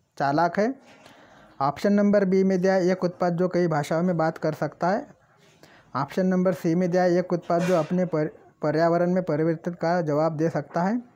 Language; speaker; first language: Hindi; non-native, local second language; Marathi